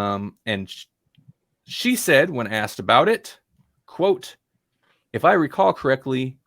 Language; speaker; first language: English; native; English